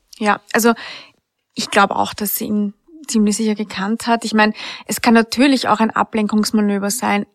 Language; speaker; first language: German; native; German